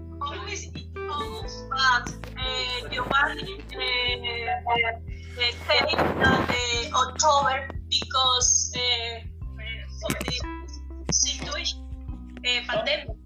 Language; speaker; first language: English; non-native, learner; Spanish